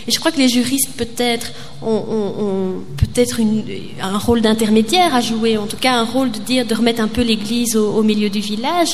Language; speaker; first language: French; native; French